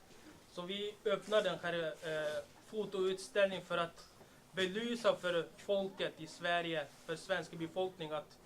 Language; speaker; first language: Swedish; non-native, learner; Uyghur